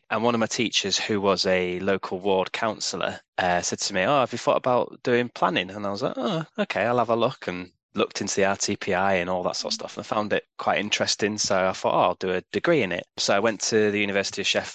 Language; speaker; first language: English; native; English